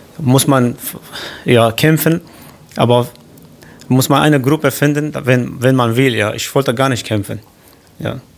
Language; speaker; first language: German; non-native, learner; Kurdish